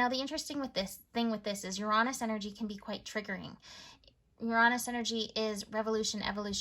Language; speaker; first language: English; native; English